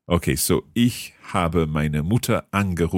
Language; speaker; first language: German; non-native, learner; English